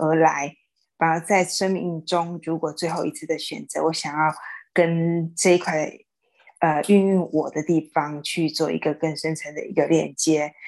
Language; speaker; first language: Chinese; native; Chinese